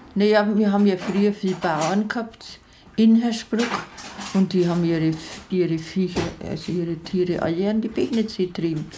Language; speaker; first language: German; native; German